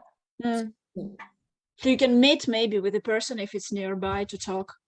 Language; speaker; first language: English; non-native, fluent; Russian